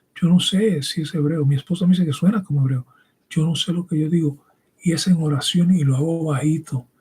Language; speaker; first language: Spanish; early bilingual, heritage; Spanish